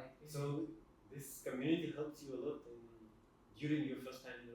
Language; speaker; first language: English; non-native, fluent; Russian